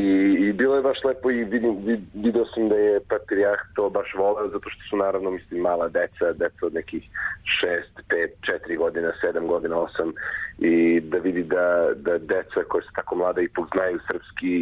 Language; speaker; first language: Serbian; early bilingual, heritage; Croatian